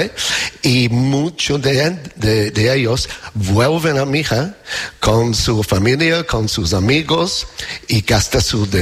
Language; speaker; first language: Spanish; non-native, fluent; English